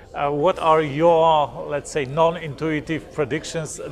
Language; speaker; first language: English; non-native, fluent; Polish